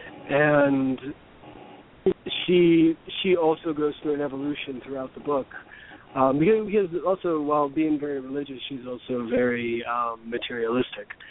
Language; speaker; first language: English; native; English